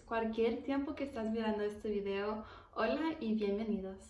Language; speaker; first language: Spanish; early bilingual, heritage; Spanish